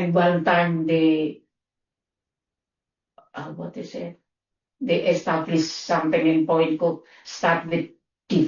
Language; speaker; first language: English; non-native, learner; Indonesian